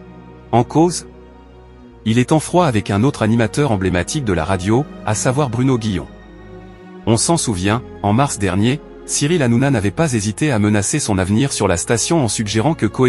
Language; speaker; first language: French; native; French